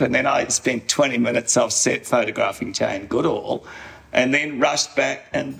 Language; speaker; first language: English; native; English